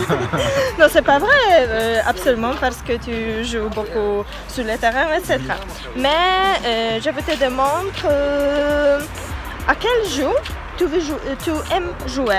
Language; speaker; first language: French; non-native, learner; Polish